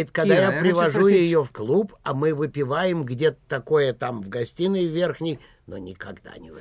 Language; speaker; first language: Russian; native; Russian